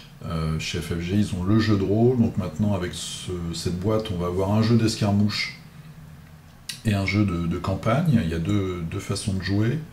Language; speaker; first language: French; native; French